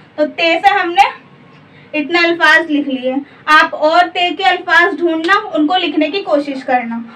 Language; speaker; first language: Hindi; native; Hindi